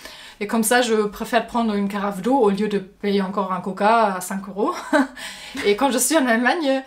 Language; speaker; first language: French; non-native, fluent; German